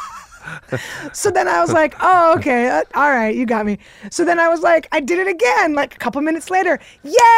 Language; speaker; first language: English; early bilingual, other home language; Russian